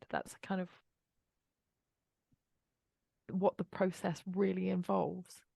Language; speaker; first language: English; native; English